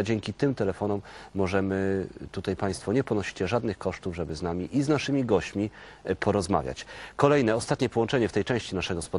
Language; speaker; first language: Polish; native; Polish